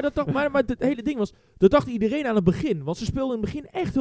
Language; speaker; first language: Dutch; native; Dutch